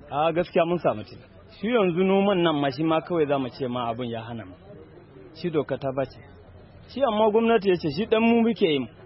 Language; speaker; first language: Hausa; non-native, local second language; Kanuri